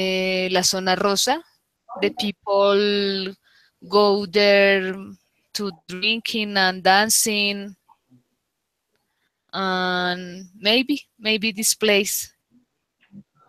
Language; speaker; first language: English; non-native, learner; Spanish